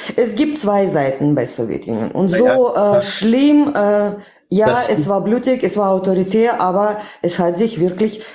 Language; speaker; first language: German; non-native, fluent; Russian